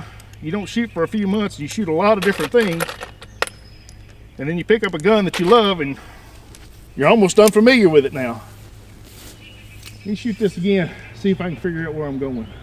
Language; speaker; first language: English; native; English